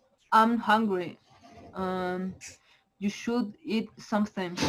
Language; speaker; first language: English; non-native, learner; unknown